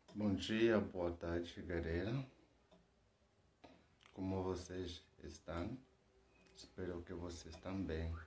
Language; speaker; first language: Portuguese; non-native, learner; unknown